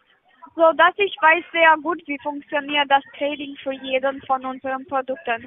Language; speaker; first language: German; non-native, learner; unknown